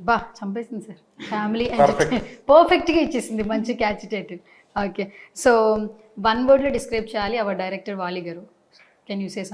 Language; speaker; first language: Telugu; native; Telugu